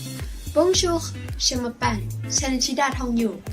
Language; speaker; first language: French; non-native, learner; Thai